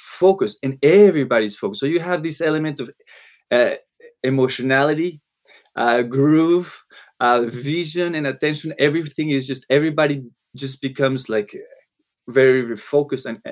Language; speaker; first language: English; non-native, fluent; Spanish